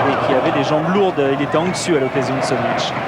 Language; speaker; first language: French; native; French